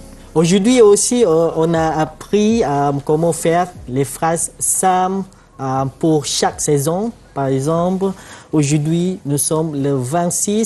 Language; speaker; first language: French; non-native, fluent; Malay